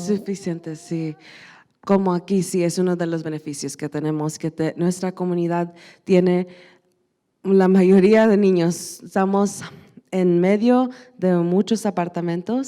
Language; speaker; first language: Spanish; early bilingual, heritage; Spanish